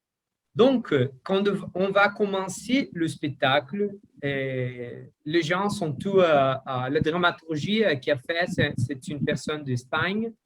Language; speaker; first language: French; non-native, learner; Portuguese